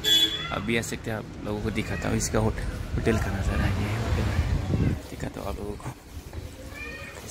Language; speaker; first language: Hindi; non-native, local second language; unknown